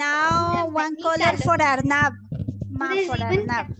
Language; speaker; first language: English; non-native, fluent; Spanish